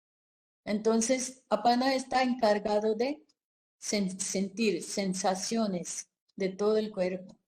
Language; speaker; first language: Spanish; non-native, fluent; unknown